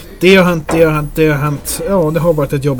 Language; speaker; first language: Swedish; native; Swedish